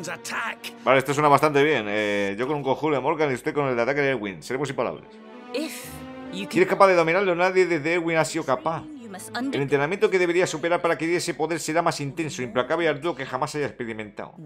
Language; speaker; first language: Spanish; native; Spanish